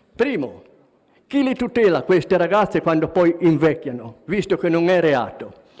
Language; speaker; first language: Italian; native; Italian